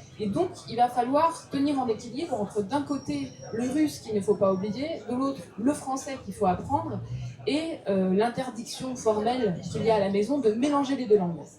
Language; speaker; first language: French; early bilingual, other home language; Russian